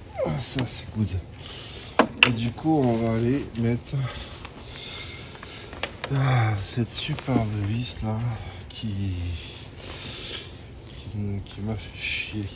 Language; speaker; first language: French; native; French